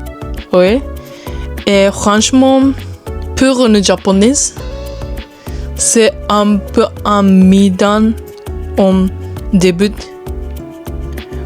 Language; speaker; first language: French; non-native, learner; Japanese